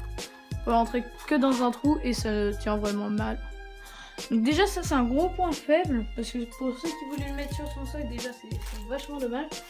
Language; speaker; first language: French; native; French